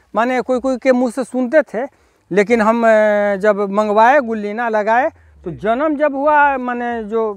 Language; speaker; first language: Hindi; native; Hindi